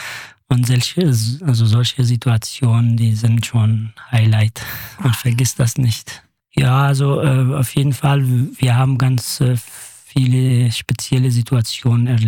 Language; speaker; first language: German; non-native, fluent; Kurdish